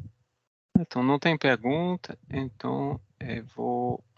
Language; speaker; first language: Portuguese; non-native, fluent; French